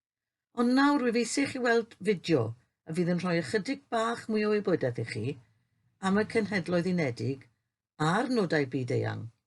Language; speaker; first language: Welsh; native; Welsh